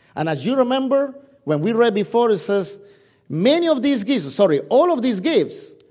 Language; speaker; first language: English; non-native, fluent; Spanish